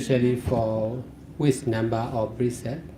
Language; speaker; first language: English; non-native, fluent; Burmese